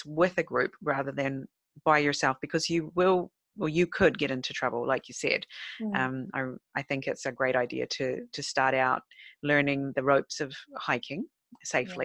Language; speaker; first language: English; native; English